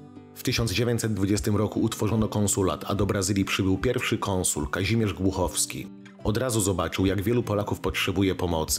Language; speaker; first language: Polish; native; Polish